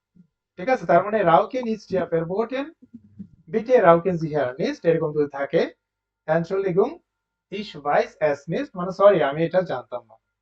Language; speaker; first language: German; non-native, learner; Bangla